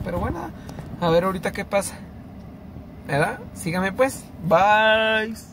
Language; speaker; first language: Spanish; early bilingual, heritage; Spanish